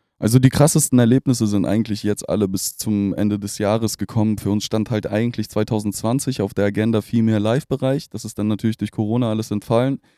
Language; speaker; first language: German; non-native, fluent; Russian